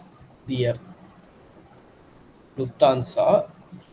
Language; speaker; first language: German; non-native, learner; Tamil